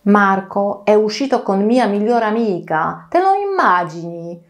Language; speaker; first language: Italian; non-native, fluent; Polish